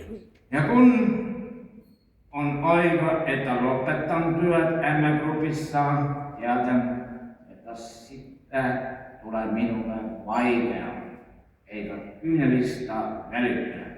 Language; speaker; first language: Finnish; non-native, local second language; Estonian